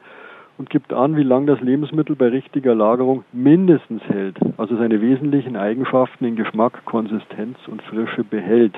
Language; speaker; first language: German; native; German